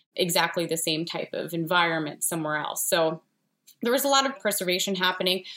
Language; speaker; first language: English; native; English